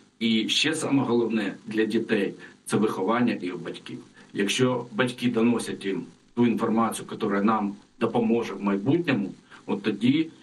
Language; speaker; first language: Ukrainian; non-native, local second language; Russian